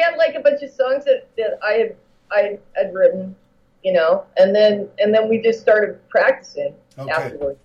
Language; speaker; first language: English; native; English